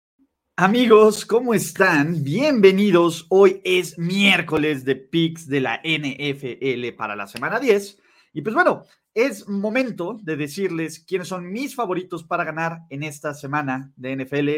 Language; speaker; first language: Spanish; native; Spanish